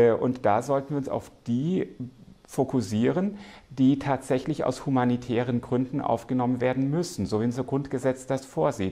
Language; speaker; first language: German; native; German